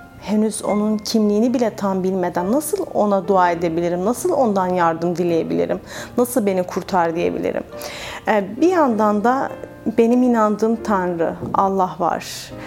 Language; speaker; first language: Turkish; native; Turkish